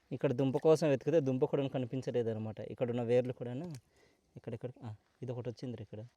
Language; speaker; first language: Telugu; non-native, local second language; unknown